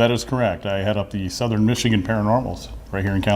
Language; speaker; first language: English; native; English